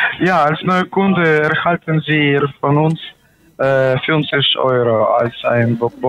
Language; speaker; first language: German; non-native, learner; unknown